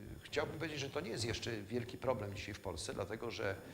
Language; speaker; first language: Polish; native; Polish